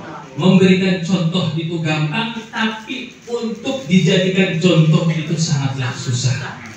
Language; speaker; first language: Indonesian; native; Indonesian